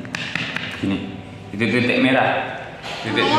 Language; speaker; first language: Indonesian; native; Indonesian